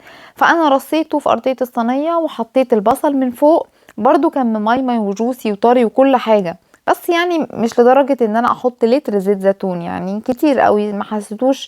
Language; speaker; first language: Arabic; native; Arabic